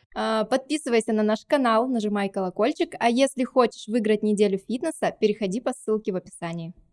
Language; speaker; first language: Russian; native; Russian